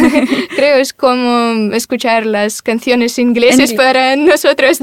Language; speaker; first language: Spanish; non-native, fluent; Russian